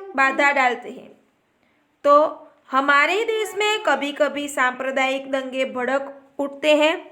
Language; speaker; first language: Hindi; non-native, local second language; Gujarati